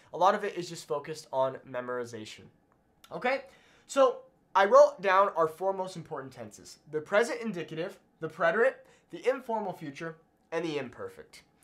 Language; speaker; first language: English; native; English